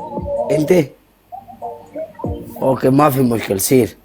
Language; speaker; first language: Arabic; non-native, learner; Punjabi